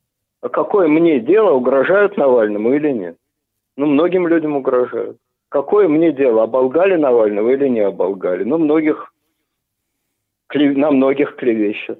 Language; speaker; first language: Russian; native; Russian